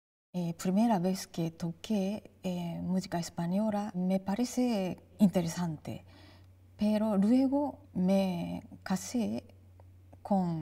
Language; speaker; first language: Spanish; non-native, learner; Japanese